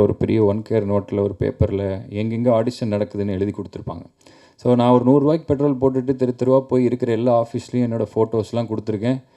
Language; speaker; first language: Tamil; native; Tamil